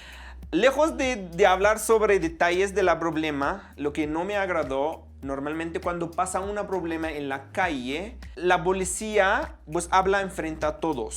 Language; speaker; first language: Spanish; non-native, fluent; Arabic